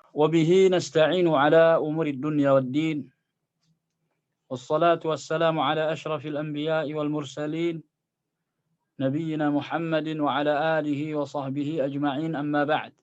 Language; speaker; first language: Arabic; non-native, fluent; Indonesian